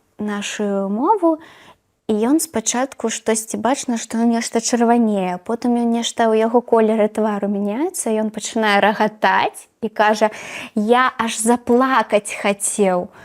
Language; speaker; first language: Belarusian; non-native, local second language; Russian